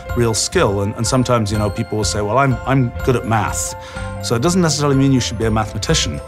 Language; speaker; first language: English; native; English